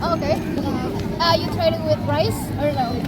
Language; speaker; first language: English; non-native, fluent; Indonesian